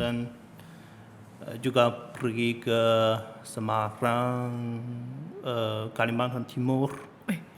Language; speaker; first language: Indonesian; non-native, learner; Chinese